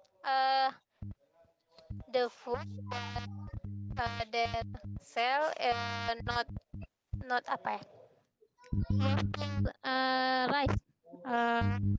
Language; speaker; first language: English; non-native, learner; Indonesian